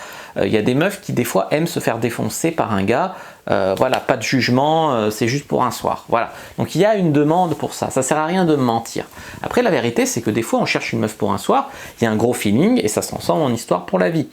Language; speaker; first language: French; native; French